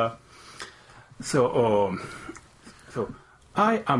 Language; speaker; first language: English; non-native, learner; Japanese